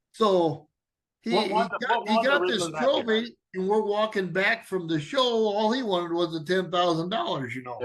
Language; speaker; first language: English; native; English